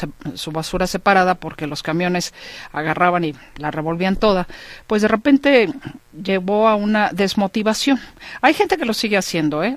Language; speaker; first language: Spanish; native; Spanish